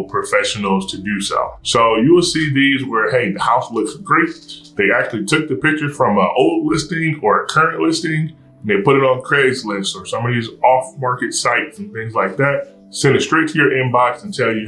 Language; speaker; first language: English; native; English